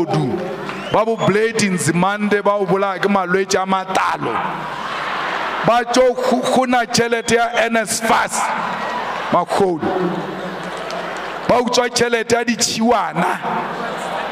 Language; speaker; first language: English; non-native, local second language; Northern Sotho